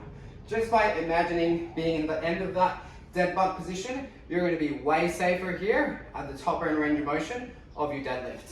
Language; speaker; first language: English; native; English